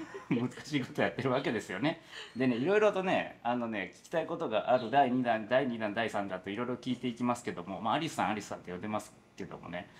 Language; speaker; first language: Japanese; native; Japanese